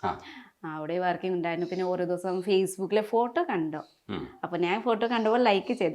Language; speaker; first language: Malayalam; non-native, learner; Nepali